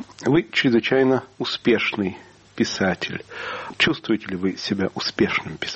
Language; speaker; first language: Russian; native; Russian